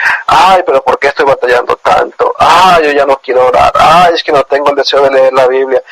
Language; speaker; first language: Spanish; native; Spanish